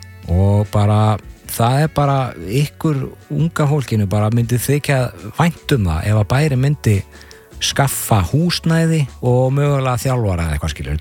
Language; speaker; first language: Icelandic; native; Icelandic